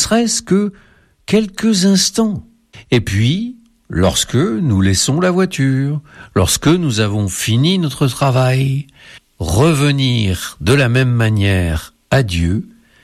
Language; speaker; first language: French; native; French